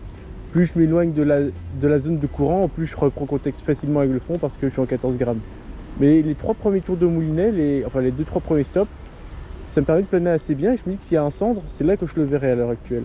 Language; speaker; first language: French; native; French